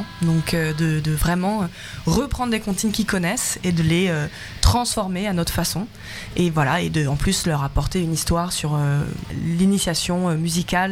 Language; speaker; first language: French; native; French